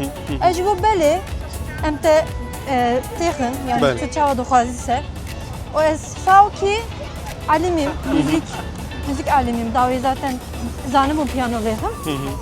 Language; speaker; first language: Kurdish; non-native, local second language; Turkish